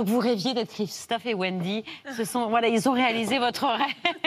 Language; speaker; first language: French; native; French